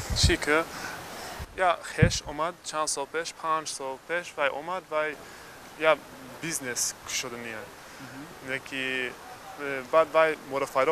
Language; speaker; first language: Persian; non-native, learner; English